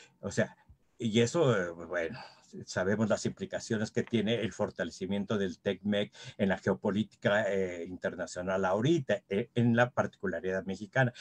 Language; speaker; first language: Spanish; native; Spanish